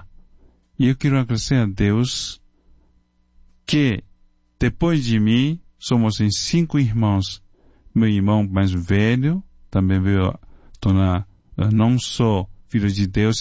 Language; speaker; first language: Portuguese; non-native, fluent; Chinese